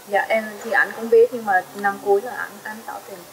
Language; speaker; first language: Vietnamese; early bilingual, heritage; Vietnamese